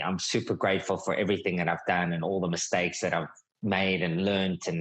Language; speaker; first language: English; native; English